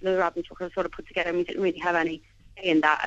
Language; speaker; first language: English; native; English